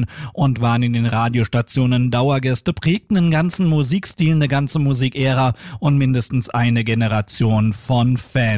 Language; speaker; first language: German; native; German